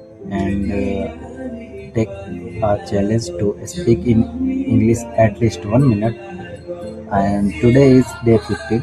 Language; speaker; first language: English; non-native, learner; Hindi